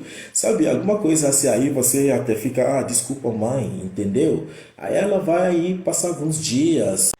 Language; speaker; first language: Portuguese; non-native, fluent; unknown